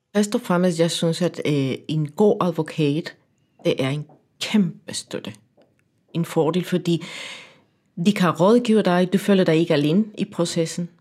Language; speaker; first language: Danish; non-native, fluent; Spanish